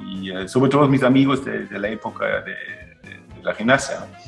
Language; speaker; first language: Spanish; non-native, fluent; German